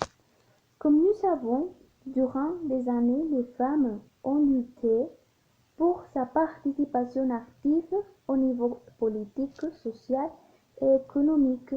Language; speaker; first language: French; non-native, learner; Spanish